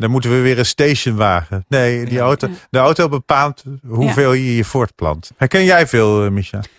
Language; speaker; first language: Dutch; native; Dutch